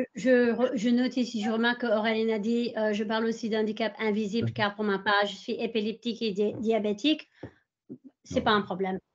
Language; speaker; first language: French; non-native, fluent; English